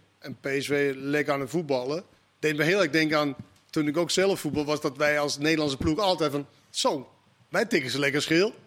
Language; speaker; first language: Dutch; native; Dutch